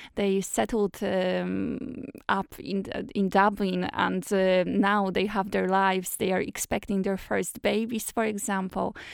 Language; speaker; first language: English; non-native, fluent; Polish